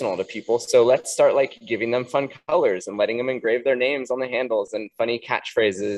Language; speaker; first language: English; native; English